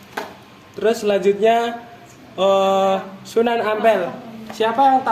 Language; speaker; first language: Indonesian; native; Indonesian